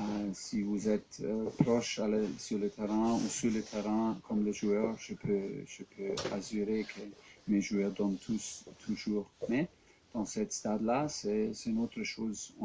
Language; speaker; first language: French; non-native, fluent; German